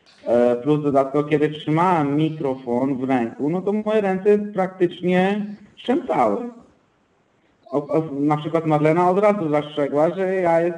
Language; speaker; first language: Polish; non-native, fluent; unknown